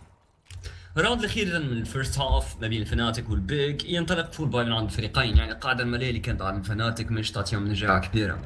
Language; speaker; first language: Arabic; native; Arabic